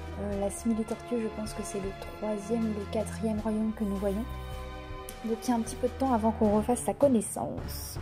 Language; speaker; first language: French; native; French